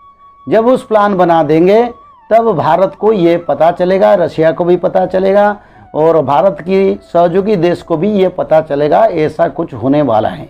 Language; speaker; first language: Hindi; non-native, local second language; Odia